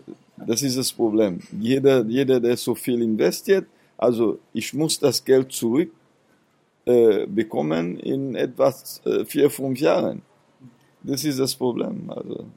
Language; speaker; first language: German; non-native, fluent; Seselwa Creole French